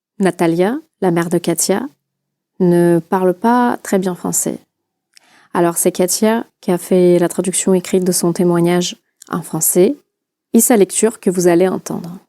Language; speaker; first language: French; non-native, fluent; Russian